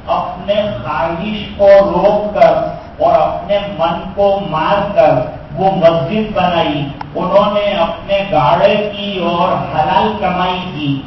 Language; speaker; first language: Urdu; non-native, local second language; Gujarati